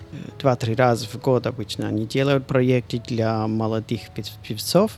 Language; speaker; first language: Russian; non-native, fluent; English